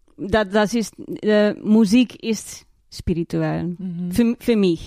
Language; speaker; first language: German; non-native, learner; Dutch